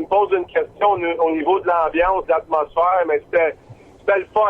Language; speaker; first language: French; native; French